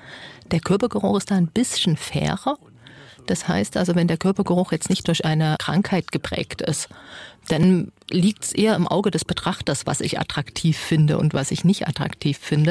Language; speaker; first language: German; native; German